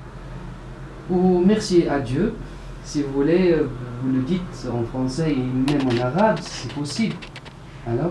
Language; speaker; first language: French; non-native, local second language; Arabic